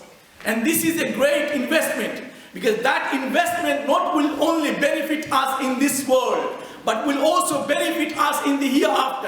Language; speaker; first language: English; non-native, fluent; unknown